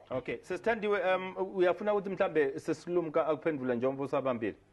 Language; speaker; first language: Zulu; non-native, local second language; Swati